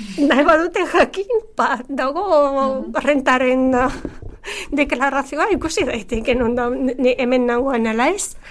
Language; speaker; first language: Basque; non-native, fluent; Bulgarian